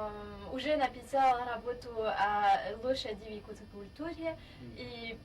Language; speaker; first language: Russian; non-native, fluent; French